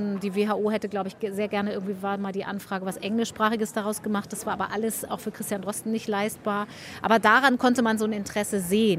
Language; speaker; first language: German; native; German